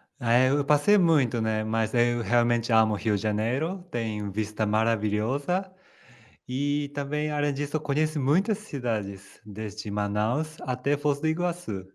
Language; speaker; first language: Portuguese; non-native, fluent; Japanese